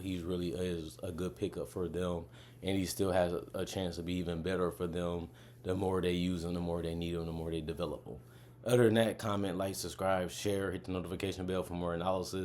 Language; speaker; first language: English; native; English